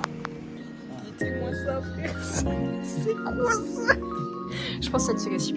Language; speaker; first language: French; native; French